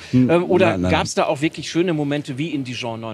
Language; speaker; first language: German; native; German